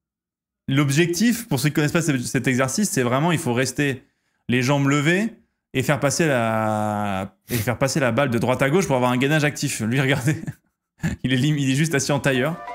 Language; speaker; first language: French; native; French